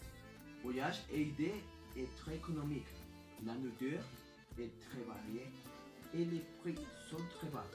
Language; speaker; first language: French; non-native, learner; Spanish